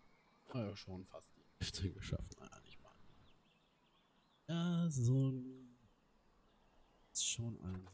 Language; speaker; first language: German; native; German